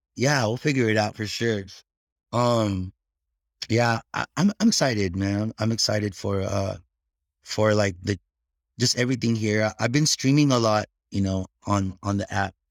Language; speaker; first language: English; early bilingual, other home language; Filipino